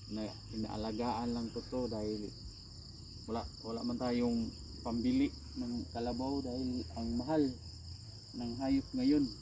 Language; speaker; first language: Filipino; non-native, local second language; Cebuano